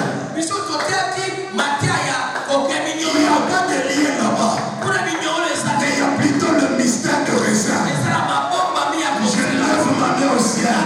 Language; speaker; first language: French; non-native, local second language; Lingala